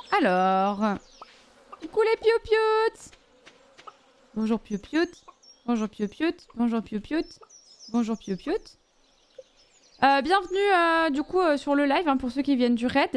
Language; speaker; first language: French; native; French